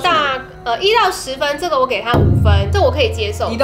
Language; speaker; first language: Chinese; native; Chinese